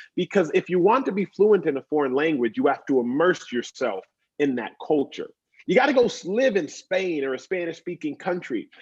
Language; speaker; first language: English; native; English